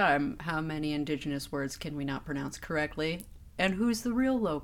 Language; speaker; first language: English; native; English